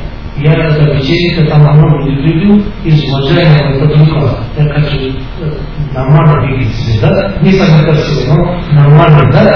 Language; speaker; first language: Russian; non-native, learner; Tibetan